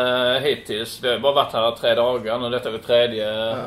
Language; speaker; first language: Swedish; native; Swedish